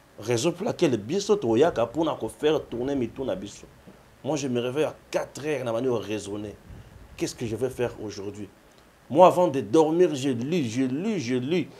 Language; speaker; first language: French; non-native, local second language; Lingala